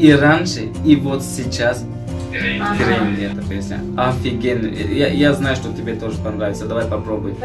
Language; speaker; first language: Russian; non-native, fluent; Tajik